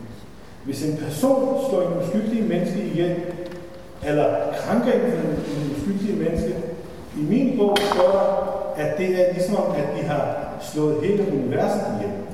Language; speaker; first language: Danish; non-native, fluent; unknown